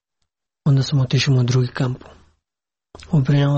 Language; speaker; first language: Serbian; non-native, learner; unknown